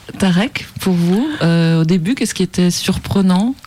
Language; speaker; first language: French; native; French